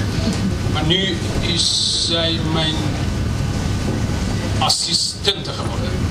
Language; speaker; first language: Dutch; non-native, fluent; Persian